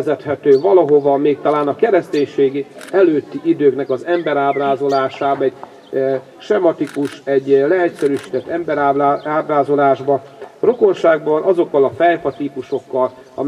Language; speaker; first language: Hungarian; native; Hungarian